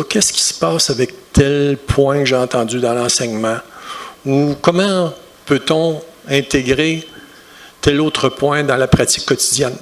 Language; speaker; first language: French; native; French